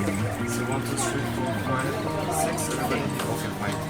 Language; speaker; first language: English; non-native, learner; French